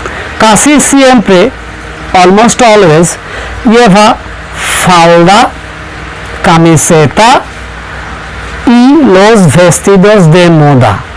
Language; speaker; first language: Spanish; non-native, fluent; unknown